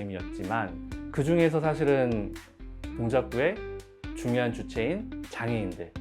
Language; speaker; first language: Korean; native; Korean